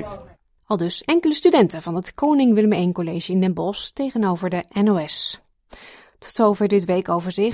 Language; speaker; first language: Dutch; native; Dutch